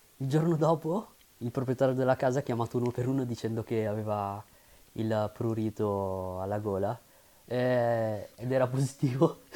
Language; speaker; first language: Italian; early bilingual, other home language; Filipino